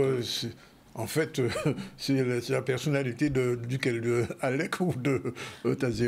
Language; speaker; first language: French; native; French